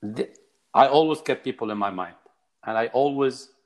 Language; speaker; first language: English; non-native, fluent; Arabic